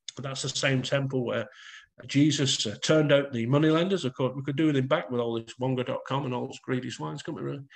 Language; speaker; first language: English; native; English